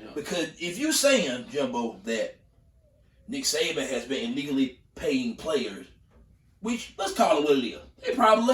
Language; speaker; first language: English; native; English